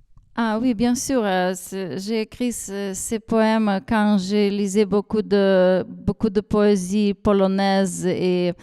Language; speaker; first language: French; non-native, fluent; Ukrainian